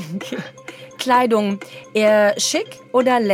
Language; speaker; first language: German; native; German